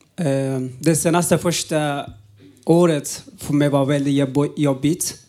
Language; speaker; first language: Swedish; non-native, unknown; Uzbek